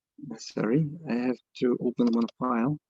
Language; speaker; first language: English; non-native, fluent; Russian